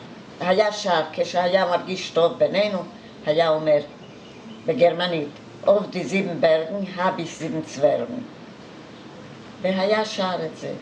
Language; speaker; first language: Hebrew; non-native, fluent; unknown